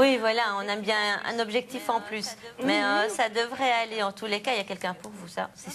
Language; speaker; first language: French; native; French